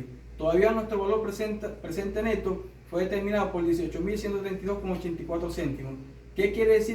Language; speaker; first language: Spanish; native; Spanish